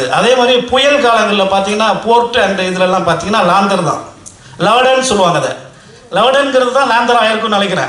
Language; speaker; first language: Tamil; native; Tamil